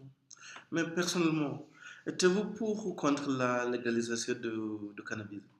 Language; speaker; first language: French; non-native, fluent; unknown